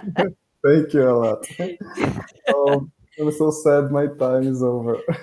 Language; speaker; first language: English; non-native, learner; Portuguese